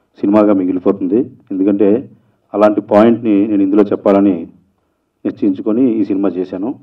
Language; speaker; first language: Telugu; native; Telugu